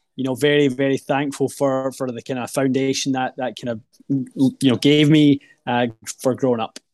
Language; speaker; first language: English; native; English